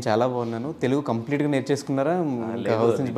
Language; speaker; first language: Telugu; native; Telugu